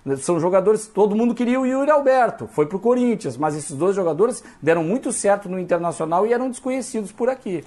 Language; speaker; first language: Portuguese; native; Portuguese